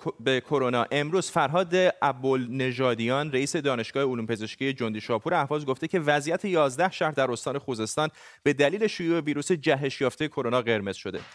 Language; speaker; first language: Persian; non-native, local second language; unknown